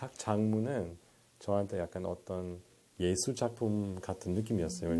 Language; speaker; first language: Korean; non-native, fluent; English